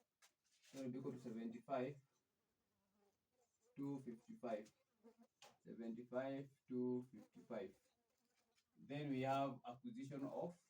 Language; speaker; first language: English; non-native, local second language; Swahili